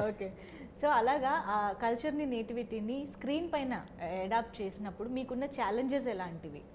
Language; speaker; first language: Telugu; native; Telugu